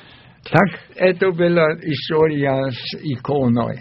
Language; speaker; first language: Russian; non-native, fluent; German